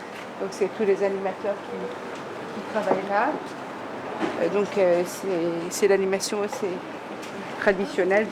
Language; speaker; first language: French; non-native, fluent; Persian